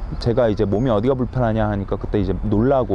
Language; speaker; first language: Korean; native; Korean